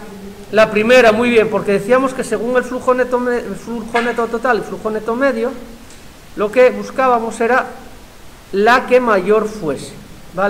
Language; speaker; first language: Spanish; native; Spanish